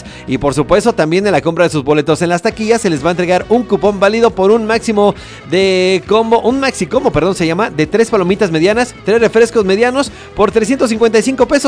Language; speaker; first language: Spanish; native; Spanish